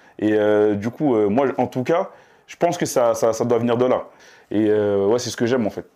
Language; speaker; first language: French; native; French